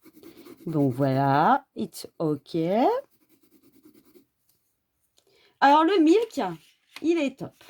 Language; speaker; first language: French; native; French